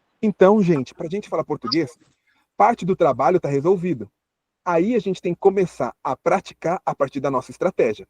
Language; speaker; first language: Portuguese; native; Portuguese